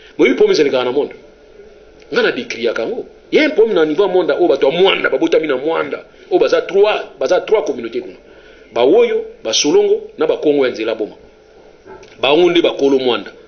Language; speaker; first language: Lingala; non-native, local second language; Kongo